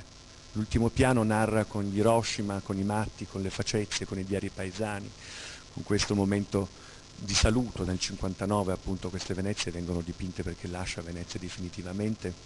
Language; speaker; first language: Italian; native; Italian